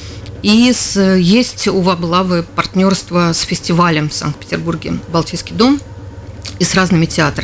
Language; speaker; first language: Russian; native; Russian